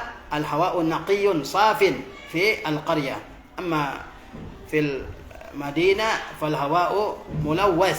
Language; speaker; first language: Arabic; non-native, fluent; Indonesian